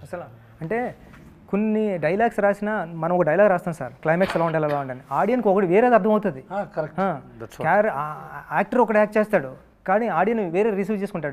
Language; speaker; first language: Telugu; native; Telugu